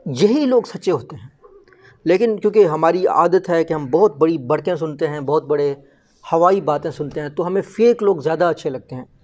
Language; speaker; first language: Urdu; non-native, local second language; Baluchi